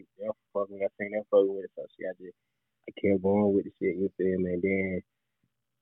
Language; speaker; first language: English; native; English